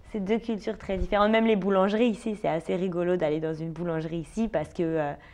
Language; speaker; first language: French; native; French